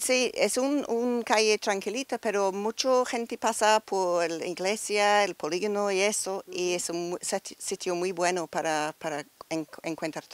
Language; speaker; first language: Spanish; non-native, learner; English